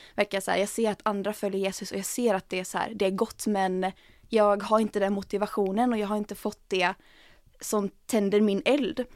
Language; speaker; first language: Swedish; native; Swedish